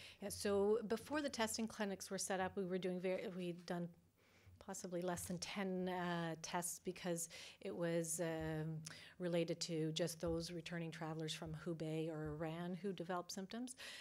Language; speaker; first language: English; native; English